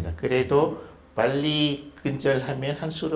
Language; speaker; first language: Korean; non-native, fluent; Vietnamese